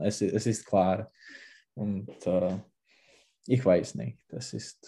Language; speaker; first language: German; non-native, learner; Czech